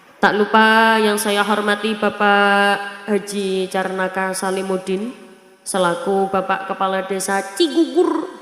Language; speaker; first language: Indonesian; non-native, local second language; Javanese